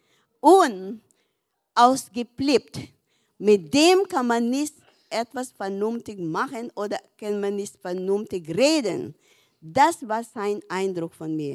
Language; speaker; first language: German; non-native, learner; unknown